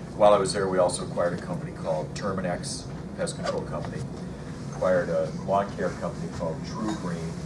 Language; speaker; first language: English; native; English